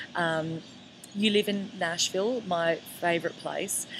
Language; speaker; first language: English; native; English